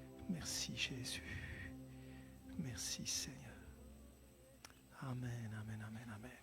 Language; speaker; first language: French; native; French